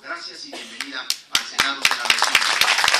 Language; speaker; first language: Spanish; native; Spanish